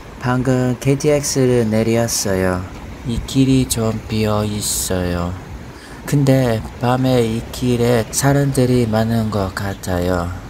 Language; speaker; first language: Korean; non-native, learner; English